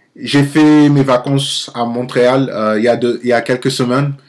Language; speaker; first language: French; non-native, learner; English